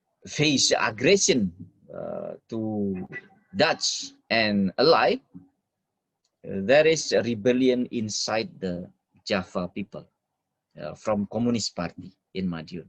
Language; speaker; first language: English; non-native, fluent; Indonesian